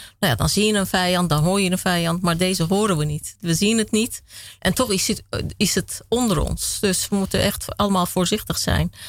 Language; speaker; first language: Dutch; early bilingual, other home language; Kurdish